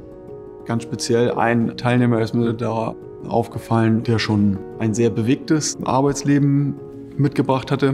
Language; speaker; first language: German; native; German